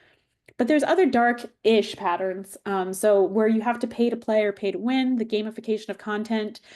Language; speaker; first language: English; native; English